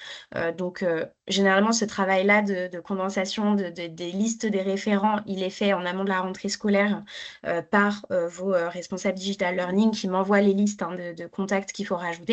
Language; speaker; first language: French; native; French